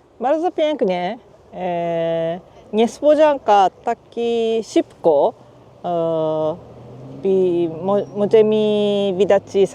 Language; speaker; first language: Polish; non-native, learner; Japanese